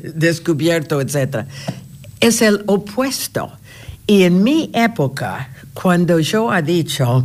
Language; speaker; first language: Spanish; non-native, fluent; English